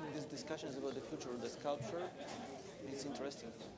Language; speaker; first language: English; non-native, fluent; Polish